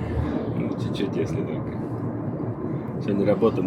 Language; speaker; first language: Russian; native; Russian